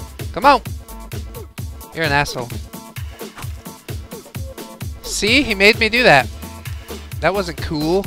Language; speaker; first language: English; native; English